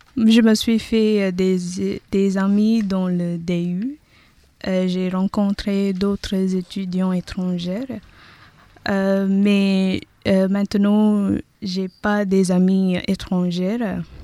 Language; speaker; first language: French; non-native, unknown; Tamil